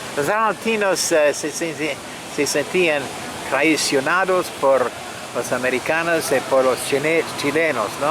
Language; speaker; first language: Spanish; non-native, fluent; French